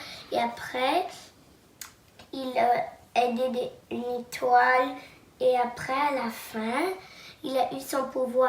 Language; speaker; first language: French; non-native, local second language; English